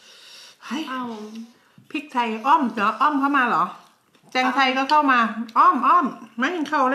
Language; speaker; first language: Thai; native; Thai